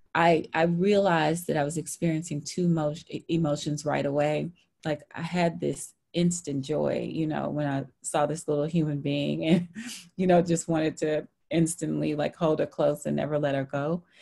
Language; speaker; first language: English; native; English